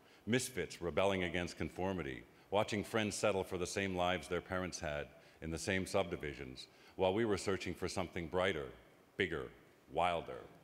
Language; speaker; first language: English; native; English